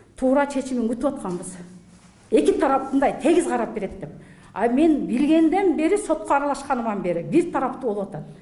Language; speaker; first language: Kyrgyz; native; Kyrgyz